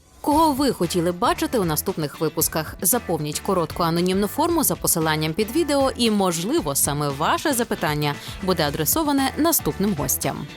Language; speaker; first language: Ukrainian; native; Ukrainian